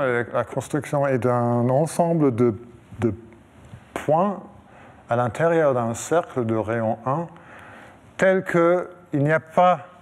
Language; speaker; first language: French; non-native, fluent; English